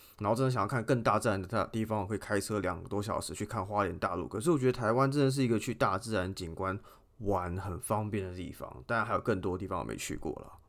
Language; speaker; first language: Chinese; native; Chinese